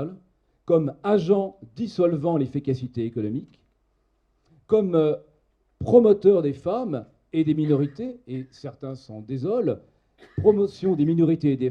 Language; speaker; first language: French; native; French